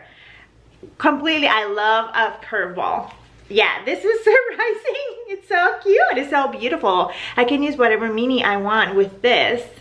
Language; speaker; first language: English; non-native, fluent; Spanish